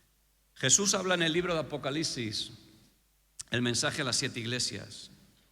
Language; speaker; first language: Spanish; native; Spanish